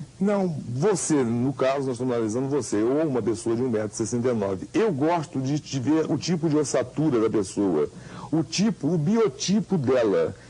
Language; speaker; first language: Portuguese; native; Portuguese